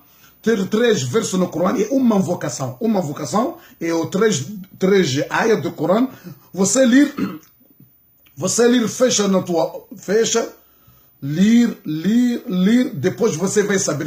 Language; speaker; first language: Portuguese; non-native, learner; Comorian